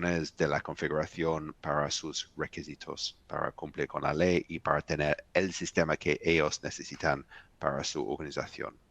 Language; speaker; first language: Spanish; non-native, fluent; English